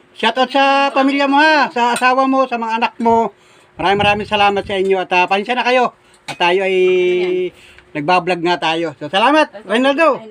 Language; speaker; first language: Filipino; native; Filipino